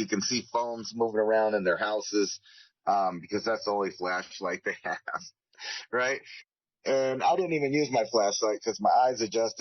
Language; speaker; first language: English; native; English